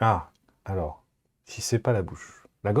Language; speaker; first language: French; native; French